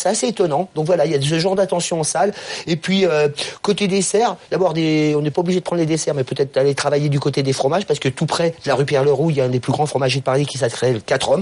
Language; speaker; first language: French; native; French